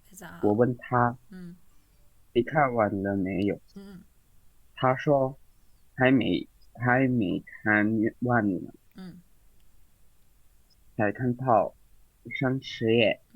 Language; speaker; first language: Chinese; non-native, learner; Indonesian